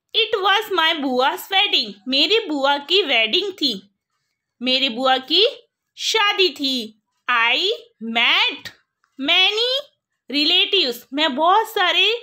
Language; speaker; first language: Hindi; non-native, local second language; Gujarati